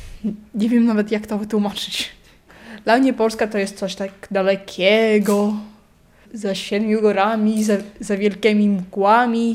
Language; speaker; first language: Polish; non-native, local second language; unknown